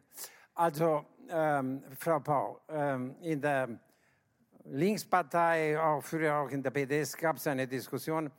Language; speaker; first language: German; non-native, fluent; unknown